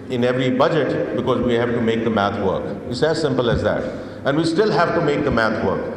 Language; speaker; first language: English; non-native, local second language; Urdu